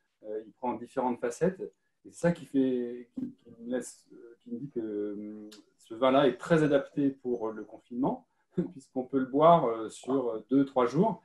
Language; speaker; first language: French; native; French